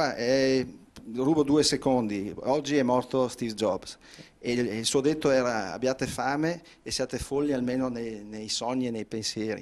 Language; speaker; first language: Italian; native; Italian